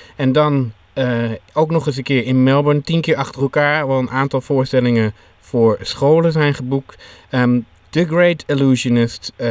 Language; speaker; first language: Dutch; native; Dutch